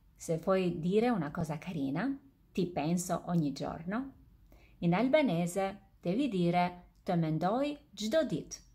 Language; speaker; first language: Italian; non-native, fluent; Albanian